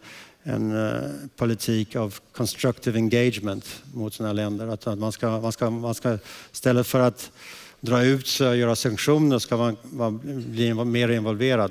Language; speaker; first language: Swedish; early bilingual, heritage; Swedish